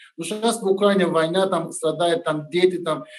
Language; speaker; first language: Russian; non-native, learner; Turkish